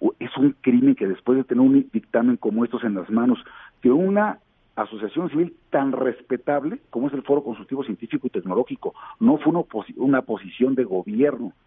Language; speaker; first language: Spanish; native; Spanish